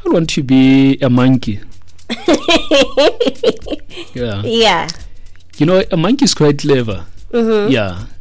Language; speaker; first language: English; non-native, local second language; Tswana